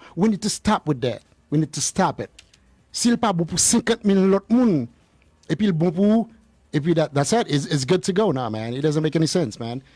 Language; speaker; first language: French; non-native, local second language; Haitian Creole